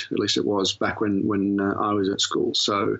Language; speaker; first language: English; native; English